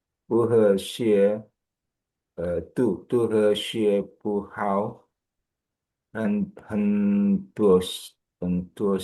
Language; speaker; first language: Chinese; non-native, learner; Indonesian